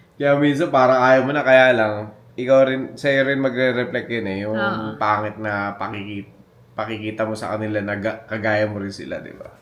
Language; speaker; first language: Filipino; native; Filipino